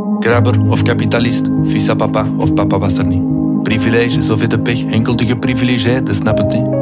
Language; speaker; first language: Dutch; native; Dutch